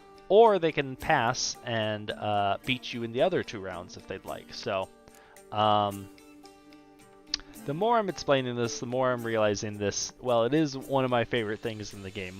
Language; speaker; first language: English; native; English